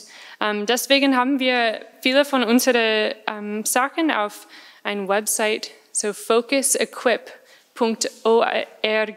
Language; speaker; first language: German; non-native, fluent; English